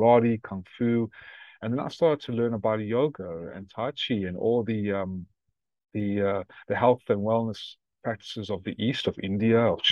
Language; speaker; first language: English; native; English